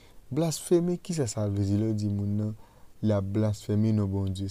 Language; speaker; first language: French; non-native, local second language; Haitian Creole